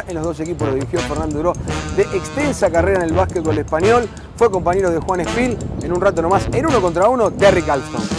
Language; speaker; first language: Spanish; native; Spanish